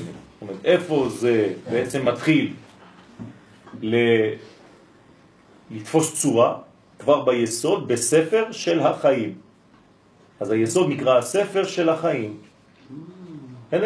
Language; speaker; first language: Hebrew; non-native, fluent; French